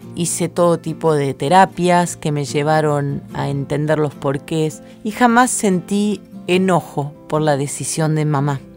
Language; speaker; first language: Spanish; native; Spanish